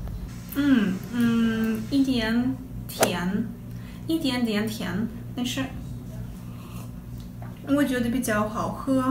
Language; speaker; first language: Chinese; non-native, learner; Korean